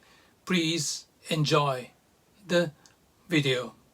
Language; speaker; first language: English; non-native, learner; Japanese